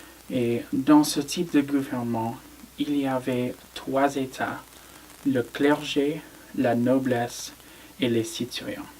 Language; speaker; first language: French; non-native, learner; English